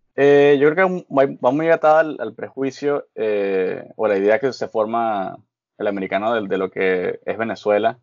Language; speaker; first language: Spanish; native; Spanish